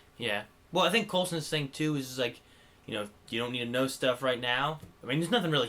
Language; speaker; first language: English; native; English